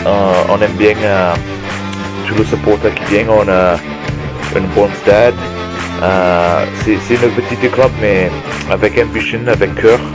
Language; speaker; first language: French; non-native, learner; English